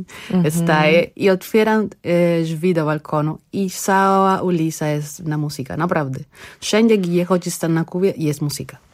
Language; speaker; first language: Polish; non-native, learner; Spanish